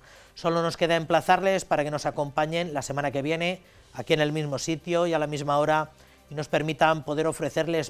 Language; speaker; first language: Spanish; native; Spanish